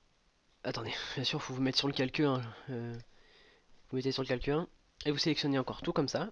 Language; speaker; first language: French; native; French